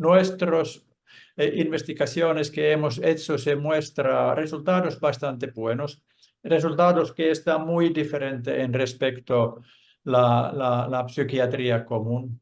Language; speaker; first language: Spanish; non-native, fluent; Finnish